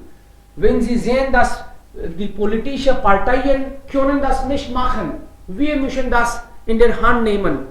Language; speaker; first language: German; non-native, fluent; Hindi